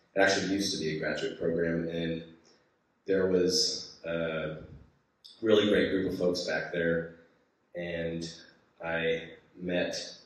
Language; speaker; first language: English; native; English